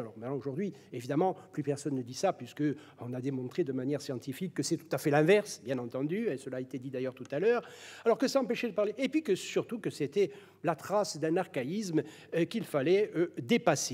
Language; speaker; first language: French; native; French